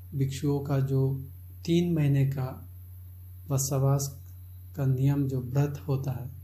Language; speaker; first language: Hindi; non-native, local second language; Chakma